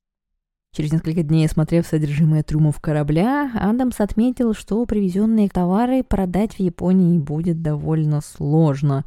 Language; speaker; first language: Russian; native; Russian